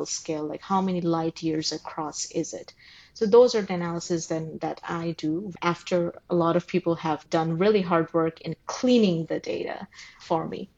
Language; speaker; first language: English; non-native, local second language; Bangla